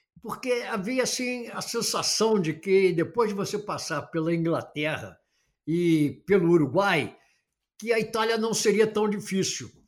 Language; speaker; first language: Portuguese; native; Portuguese